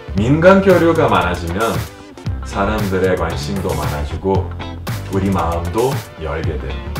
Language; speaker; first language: Korean; non-native, fluent; Portuguese